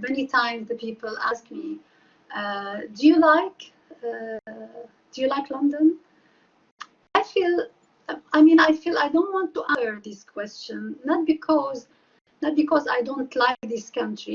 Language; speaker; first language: English; non-native, fluent; Arabic